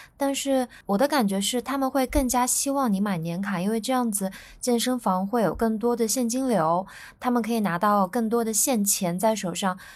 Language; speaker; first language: Chinese; native; Chinese